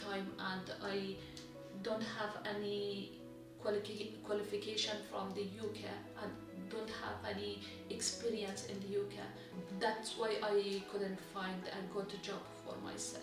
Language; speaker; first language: English; non-native, learner; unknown